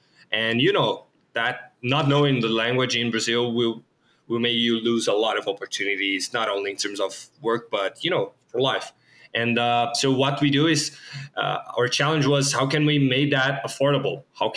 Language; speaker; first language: English; non-native, fluent; Portuguese